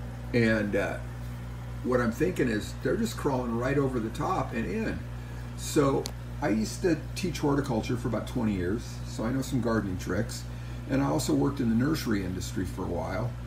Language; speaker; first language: English; native; English